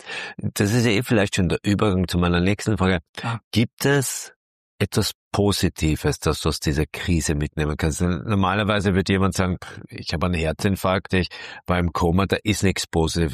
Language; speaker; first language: German; native; German